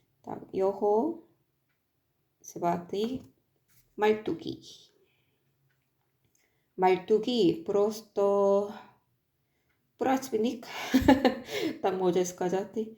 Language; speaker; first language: Ukrainian; non-native, learner; Korean